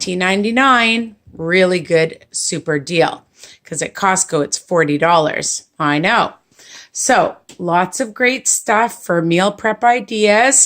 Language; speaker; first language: English; native; English